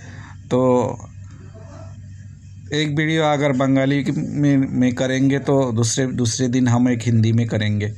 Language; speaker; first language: Hindi; non-native, local second language; Bangla